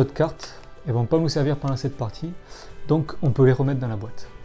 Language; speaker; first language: French; native; French